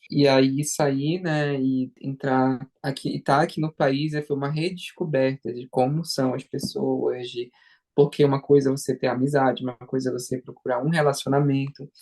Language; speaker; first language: Portuguese; native; Portuguese